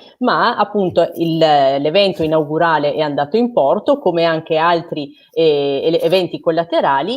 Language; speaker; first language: Italian; native; Italian